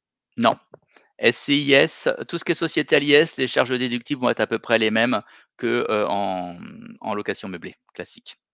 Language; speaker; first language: French; native; French